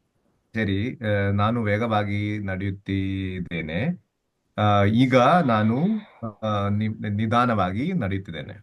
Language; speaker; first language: Kannada; non-native, learner; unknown